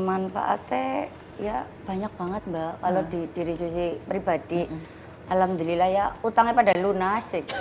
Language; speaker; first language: Indonesian; non-native, local second language; Javanese